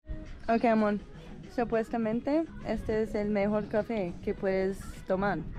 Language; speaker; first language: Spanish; non-native, fluent; English